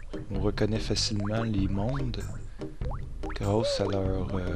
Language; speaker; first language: French; native; French